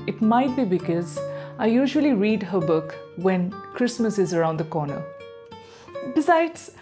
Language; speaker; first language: English; non-native, local second language; Malayalam